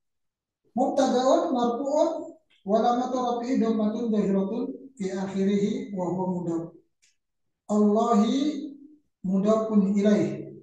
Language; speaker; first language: Arabic; non-native, learner; Indonesian